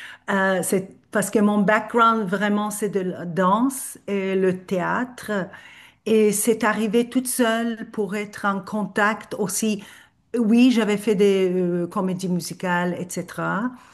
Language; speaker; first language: French; non-native, fluent; Turkish